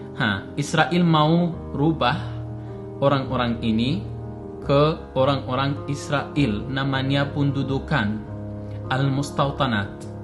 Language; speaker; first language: Indonesian; non-native, learner; Arabic